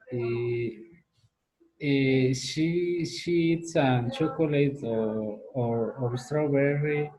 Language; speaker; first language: English; non-native, learner; Spanish